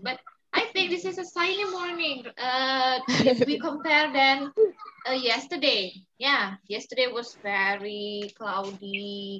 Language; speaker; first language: English; non-native, fluent; Balinese